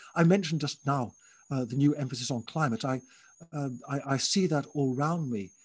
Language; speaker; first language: English; native; English